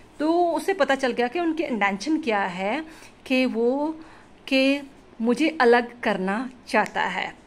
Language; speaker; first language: Hindi; non-native, local second language; Punjabi